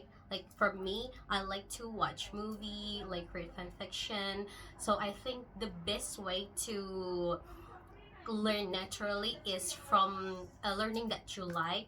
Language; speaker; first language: English; non-native, local second language; Indonesian